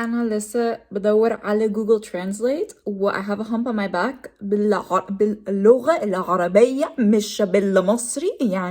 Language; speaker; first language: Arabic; non-native, learner; English